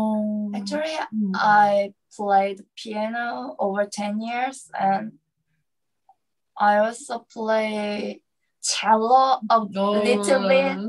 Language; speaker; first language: English; non-native, learner; Korean